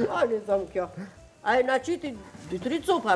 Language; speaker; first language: Albanian; native; Albanian